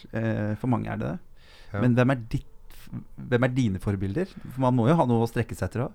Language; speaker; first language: Norwegian; native; Norwegian